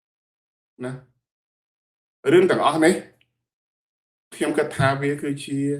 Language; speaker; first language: Khmer; native; Khmer